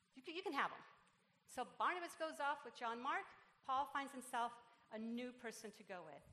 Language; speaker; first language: English; non-native, fluent; Spanish